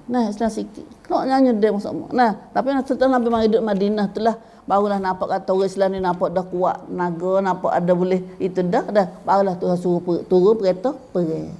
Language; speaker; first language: Malay; native; Malay